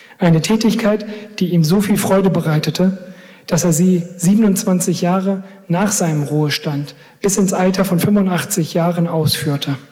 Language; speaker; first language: German; early bilingual, other home language; Greek